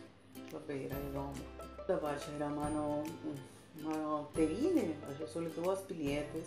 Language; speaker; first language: Lithuanian; non-native, fluent; Spanish